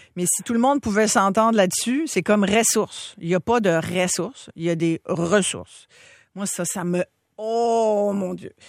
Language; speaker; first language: French; native; French